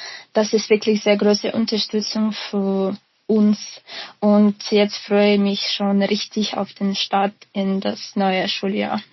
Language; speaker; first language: German; non-native, fluent; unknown